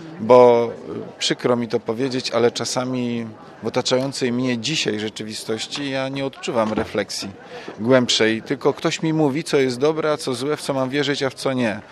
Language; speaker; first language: Polish; native; Polish